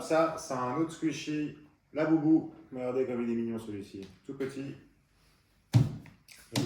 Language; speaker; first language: French; native; French